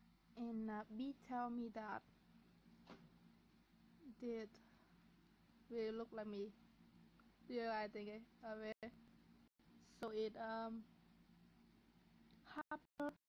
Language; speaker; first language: English; non-native, learner; Vietnamese